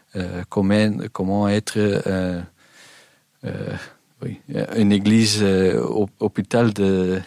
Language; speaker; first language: French; non-native, local second language; Dutch